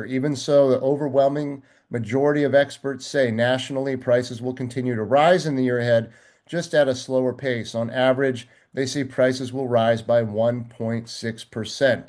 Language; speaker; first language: English; native; English